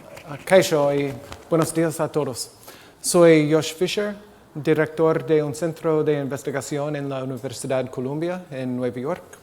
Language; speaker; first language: Spanish; non-native, fluent; English